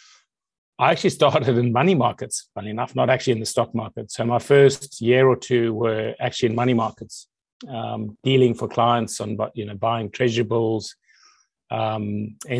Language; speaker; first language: English; native; English